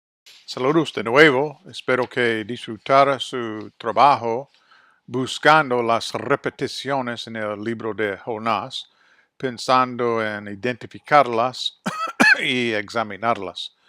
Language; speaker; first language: Spanish; non-native, fluent; English